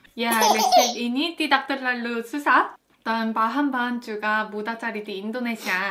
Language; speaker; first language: Indonesian; non-native, fluent; Korean